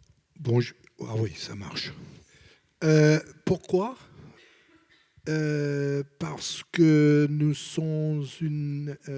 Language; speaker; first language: French; non-native, learner; English